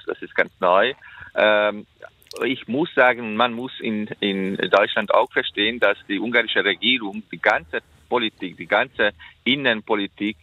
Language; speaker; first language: German; non-native, fluent; Hungarian